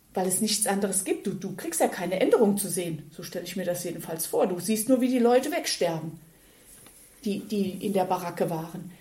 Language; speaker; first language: German; native; German